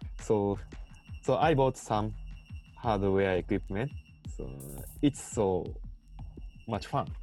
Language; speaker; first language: English; non-native, learner; Japanese